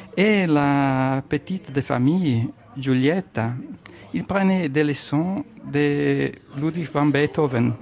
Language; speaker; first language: French; non-native, fluent; Italian